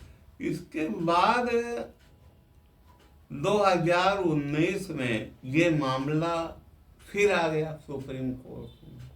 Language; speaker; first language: Hindi; native; Hindi